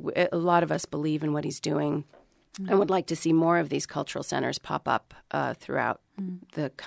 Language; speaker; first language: English; early bilingual, other home language; Spanish